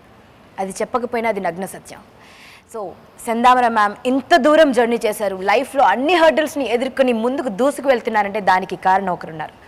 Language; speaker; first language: Telugu; native; Telugu